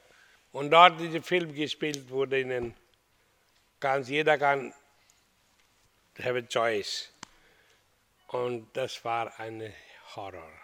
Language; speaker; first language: German; non-native, learner; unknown